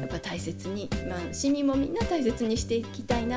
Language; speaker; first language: Japanese; native; Japanese